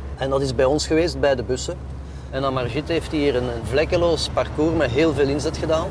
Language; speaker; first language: Dutch; native; Dutch